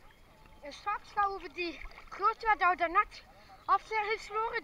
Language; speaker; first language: Dutch; native; Dutch